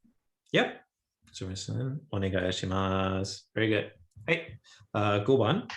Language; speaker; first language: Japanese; non-native, fluent; English